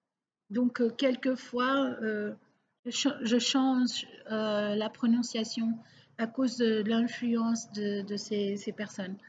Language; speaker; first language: French; non-native, local second language; Portuguese